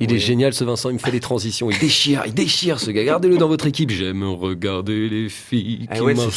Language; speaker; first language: French; native; French